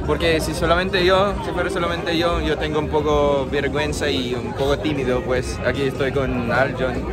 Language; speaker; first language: Spanish; non-native, learner; Filipino